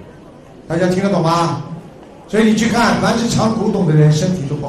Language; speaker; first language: Chinese; native; Chinese